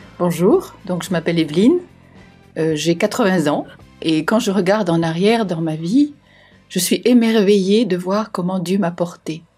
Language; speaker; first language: French; native; French